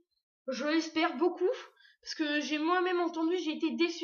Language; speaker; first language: French; native; French